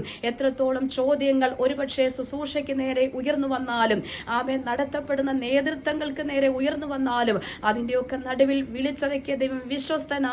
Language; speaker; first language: Malayalam; native; Malayalam